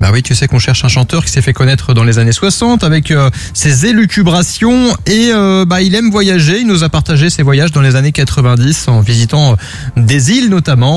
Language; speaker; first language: French; native; French